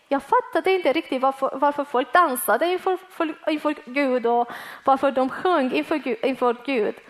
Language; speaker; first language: Swedish; early bilingual, other home language; Persian